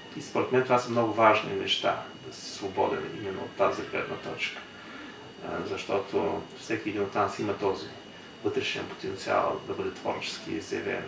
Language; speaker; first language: Bulgarian; early bilingual, heritage; Bulgarian